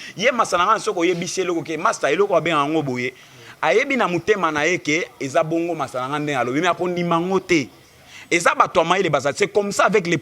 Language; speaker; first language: Lingala; native; Lingala